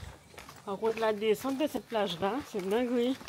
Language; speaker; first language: French; native; French